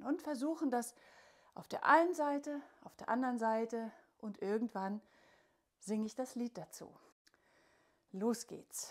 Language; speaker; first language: German; native; German